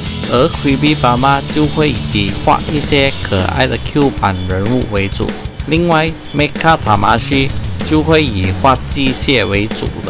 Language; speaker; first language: Chinese; native; Chinese